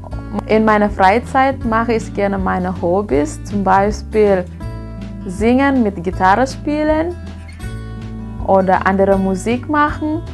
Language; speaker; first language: German; non-native, learner; Indonesian